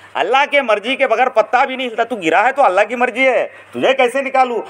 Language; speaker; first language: Hindi; non-native, local second language; Marathi